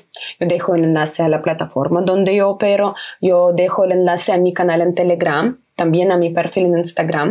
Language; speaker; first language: Spanish; non-native, fluent; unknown